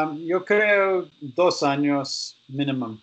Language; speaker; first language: Spanish; non-native, learner; English